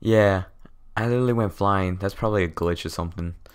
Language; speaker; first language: English; native; English